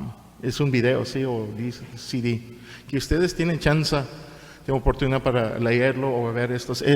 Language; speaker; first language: Spanish; non-native, fluent; English